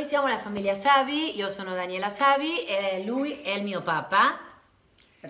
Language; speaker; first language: Italian; non-native, learner; Spanish